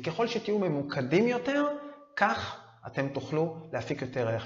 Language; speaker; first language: Hebrew; native; Hebrew